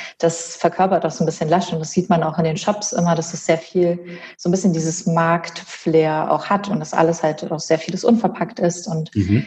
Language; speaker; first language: German; early bilingual, other home language; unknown